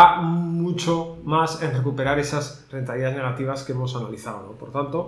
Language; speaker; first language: Spanish; native; Spanish